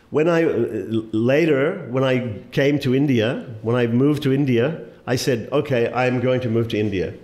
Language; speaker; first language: English; native; English